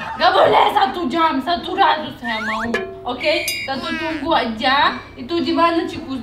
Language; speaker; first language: Indonesian; non-native, learner; Russian